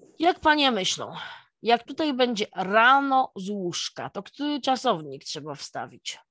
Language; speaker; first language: Polish; native; Polish